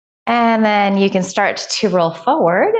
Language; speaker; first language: English; native; English